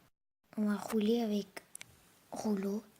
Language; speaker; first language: French; non-native, learner; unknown